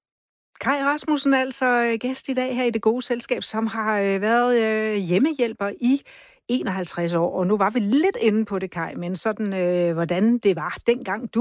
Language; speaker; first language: Danish; native; Danish